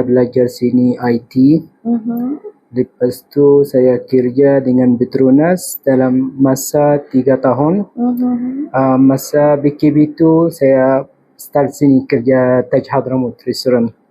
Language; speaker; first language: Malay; non-native, fluent; Arabic